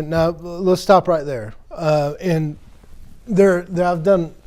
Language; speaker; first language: English; native; English